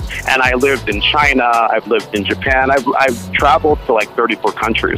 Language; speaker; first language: English; native; English